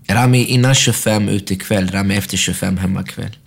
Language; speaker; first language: Swedish; early bilingual, other home language; Arabic